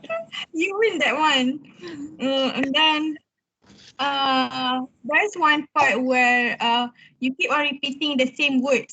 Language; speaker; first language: English; non-native, local second language; Malay